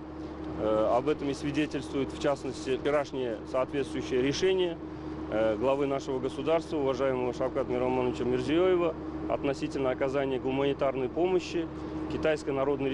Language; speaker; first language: Russian; non-native, local second language; Uzbek